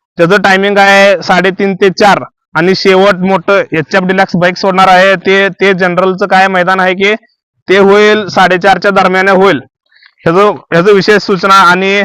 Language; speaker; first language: Marathi; non-native, local second language; Kannada